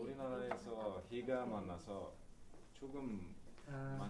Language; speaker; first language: Korean; non-native, learner; Uzbek